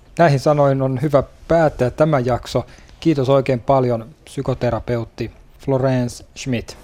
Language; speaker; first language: Finnish; native; Finnish